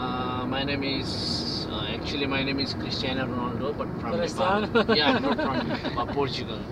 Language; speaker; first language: English; non-native, learner; Nepali